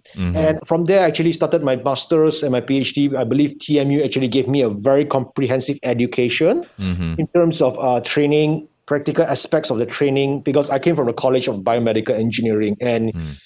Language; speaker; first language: English; non-native, local second language; Chinese